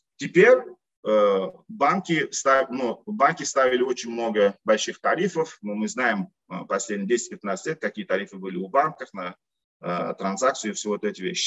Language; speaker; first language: Russian; non-native, local second language; Uzbek